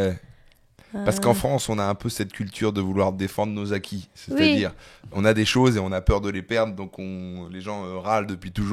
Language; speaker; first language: French; native; French